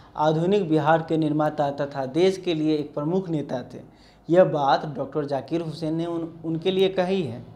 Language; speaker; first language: Hindi; native; Hindi